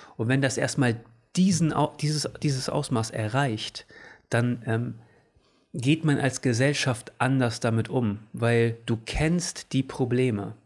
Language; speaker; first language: German; early bilingual, other home language; Portuguese